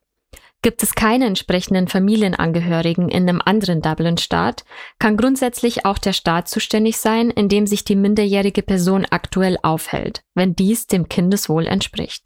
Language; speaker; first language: German; native; German